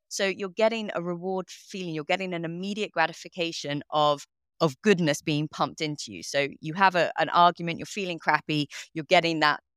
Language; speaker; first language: English; native; English